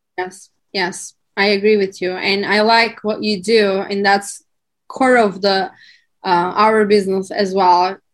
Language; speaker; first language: English; non-native, fluent; Turkish